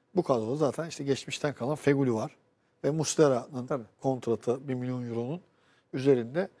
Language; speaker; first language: Turkish; native; Turkish